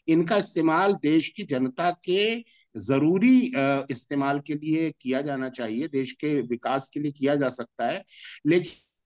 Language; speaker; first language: Hindi; native; Hindi